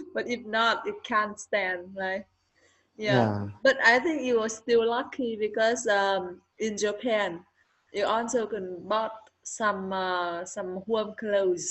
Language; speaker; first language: English; non-native, learner; Vietnamese